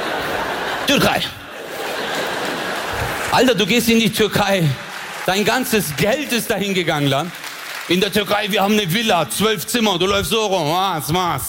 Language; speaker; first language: German; early bilingual, other home language; Turkish